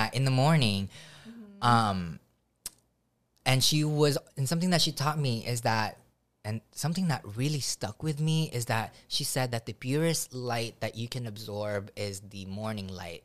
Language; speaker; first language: English; early bilingual, other home language; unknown